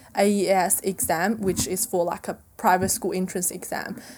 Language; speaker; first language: English; non-native, fluent; Chinese